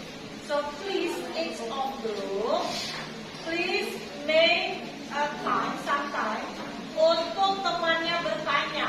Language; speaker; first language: English; non-native, fluent; Indonesian